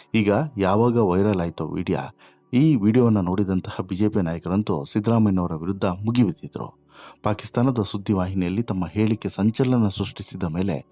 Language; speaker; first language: Kannada; native; Kannada